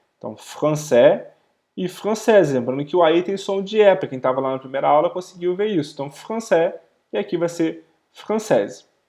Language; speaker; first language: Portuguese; native; Portuguese